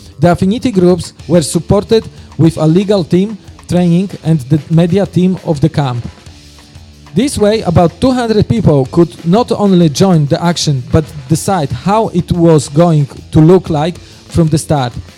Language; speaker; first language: English; non-native, fluent; Polish